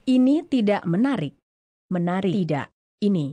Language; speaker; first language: Indonesian; non-native, learner; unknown